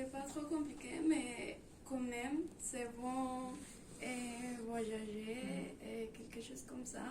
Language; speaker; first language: French; non-native, learner; Spanish